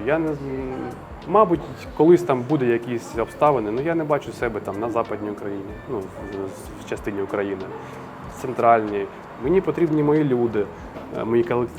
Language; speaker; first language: Ukrainian; non-native, local second language; Russian